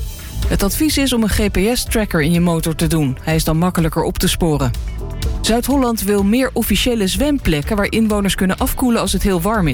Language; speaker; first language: Dutch; native; Dutch